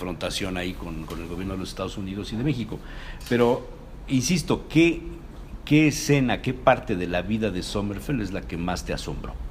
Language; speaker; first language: Spanish; native; Spanish